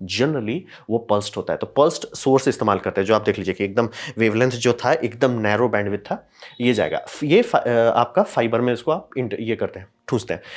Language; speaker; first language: Hindi; native; Hindi